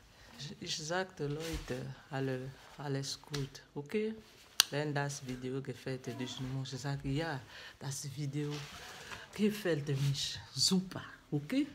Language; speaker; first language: German; non-native, learner; French